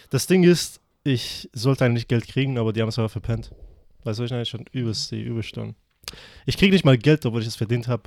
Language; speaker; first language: German; early bilingual, other home language; Persian